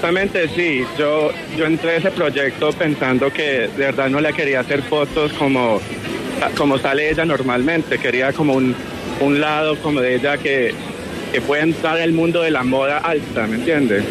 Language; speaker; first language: Spanish; early bilingual, heritage; Spanish